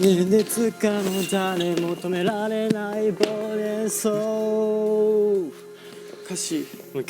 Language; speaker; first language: Japanese; native; Japanese